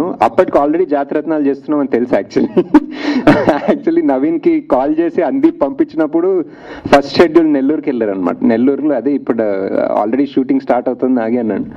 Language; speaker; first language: Telugu; native; Telugu